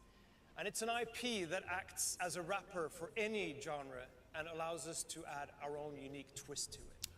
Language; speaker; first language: English; non-native, fluent; Swedish